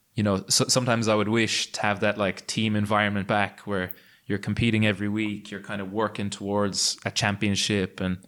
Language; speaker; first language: English; native; English